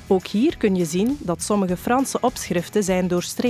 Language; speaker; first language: Dutch; native; Dutch